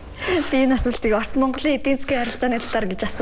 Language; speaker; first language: Mongolian; native; Mongolian